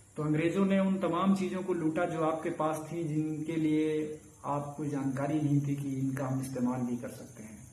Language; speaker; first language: Hindi; native; Hindi